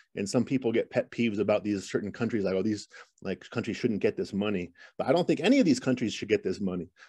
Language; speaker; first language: English; native; English